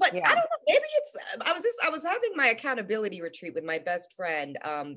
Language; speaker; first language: English; native; English